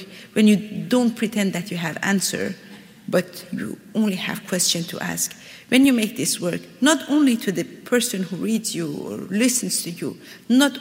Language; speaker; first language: English; non-native, fluent; Persian